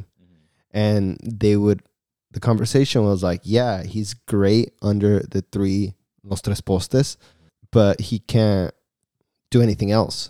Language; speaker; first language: English; early bilingual, other home language; Spanish